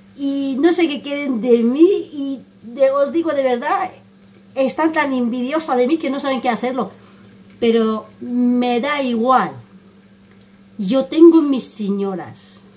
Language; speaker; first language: Spanish; non-native, fluent; Armenian